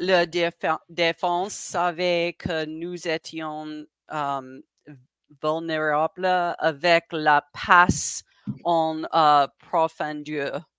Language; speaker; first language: French; non-native, learner; English